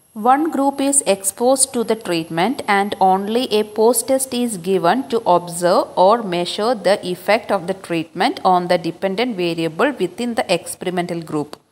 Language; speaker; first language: English; non-native, local second language; Malayalam